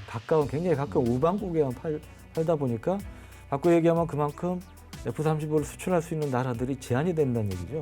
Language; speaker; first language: Korean; native; Korean